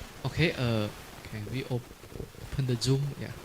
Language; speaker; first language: English; non-native, fluent; Indonesian